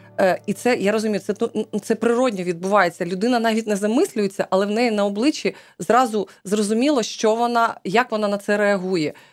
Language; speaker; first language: Ukrainian; non-native, local second language; Russian